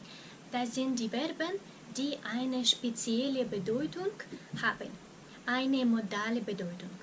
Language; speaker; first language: German; non-native, fluent; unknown